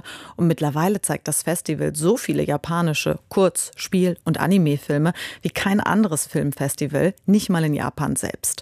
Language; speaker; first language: German; native; German